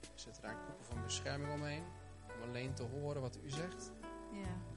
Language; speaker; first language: Dutch; native; Dutch